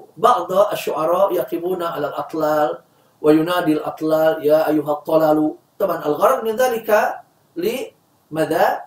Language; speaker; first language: Arabic; non-native, fluent; Indonesian